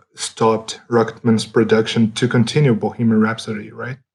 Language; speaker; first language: English; non-native, fluent; Portuguese